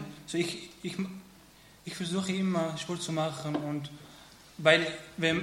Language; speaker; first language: German; non-native, learner; Arabic